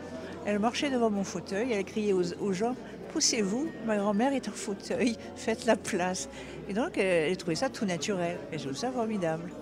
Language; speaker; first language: French; native; French